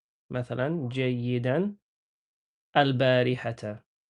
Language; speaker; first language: Arabic; non-native, fluent; English